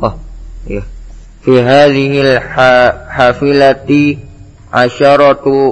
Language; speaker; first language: Arabic; non-native, learner; Indonesian